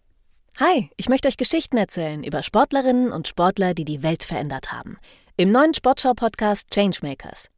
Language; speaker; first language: German; native; German